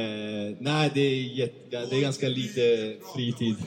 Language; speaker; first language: Swedish; early bilingual, other home language; Turkish